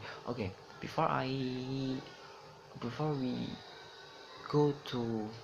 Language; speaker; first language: English; non-native, learner; Indonesian